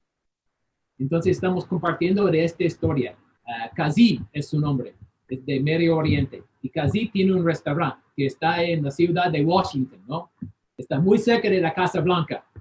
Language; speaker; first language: Spanish; non-native, fluent; English